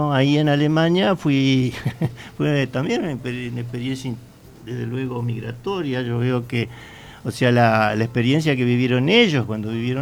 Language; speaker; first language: Spanish; native; Spanish